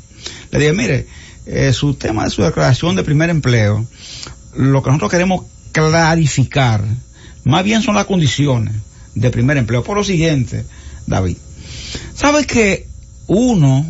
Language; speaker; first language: Spanish; native; Spanish